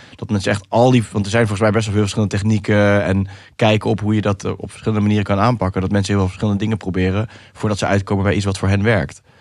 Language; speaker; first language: Dutch; early bilingual, other home language; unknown